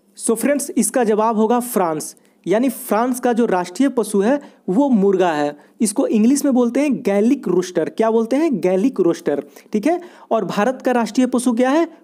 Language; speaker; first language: Hindi; native; Hindi